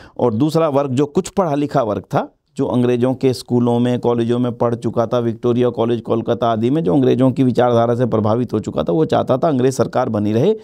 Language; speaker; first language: Hindi; native; Hindi